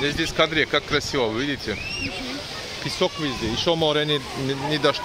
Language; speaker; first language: Russian; non-native, learner; Turkish